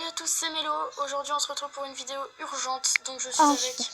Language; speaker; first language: French; native; French